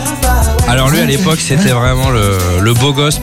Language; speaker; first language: French; native; French